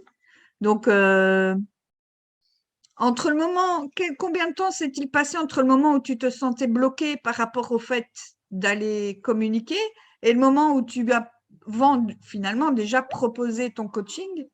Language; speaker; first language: French; native; French